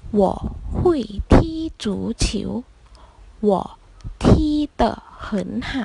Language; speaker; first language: Chinese; non-native, fluent; Thai